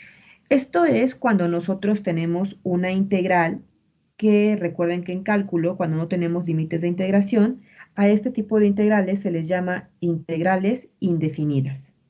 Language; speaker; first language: Spanish; native; Spanish